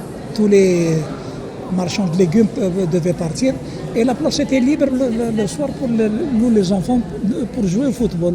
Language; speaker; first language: French; non-native, local second language; Arabic